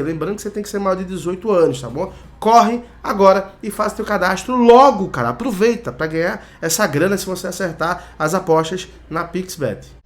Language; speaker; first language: Portuguese; native; Portuguese